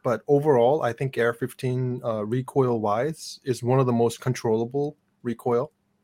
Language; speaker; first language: English; non-native, fluent; Korean